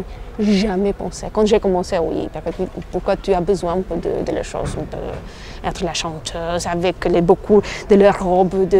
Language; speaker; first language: French; non-native, fluent; Albanian